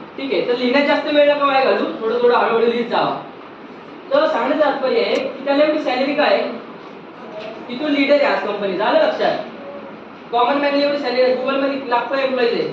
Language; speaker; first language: Marathi; native; Marathi